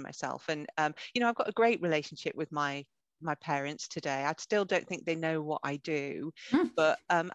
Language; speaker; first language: English; native; English